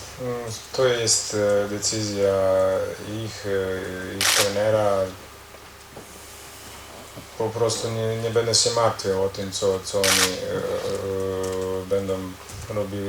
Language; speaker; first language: Polish; non-native, learner; Croatian